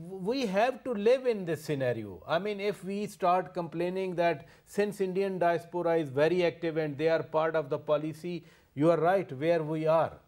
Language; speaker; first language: English; non-native, local second language; Urdu